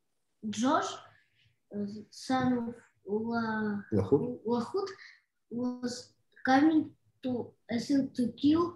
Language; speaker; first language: English; non-native, learner; Russian